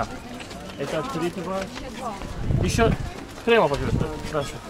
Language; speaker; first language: Russian; non-native, learner; Turkish